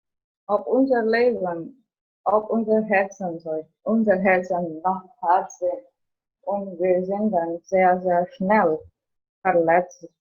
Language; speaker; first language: German; non-native, learner; Indonesian